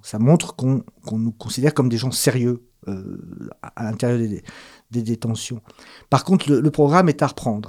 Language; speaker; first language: French; native; French